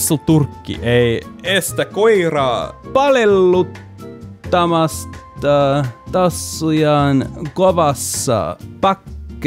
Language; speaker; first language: Finnish; non-native, learner; English